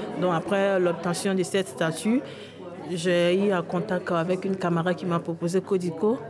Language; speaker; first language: French; non-native, fluent; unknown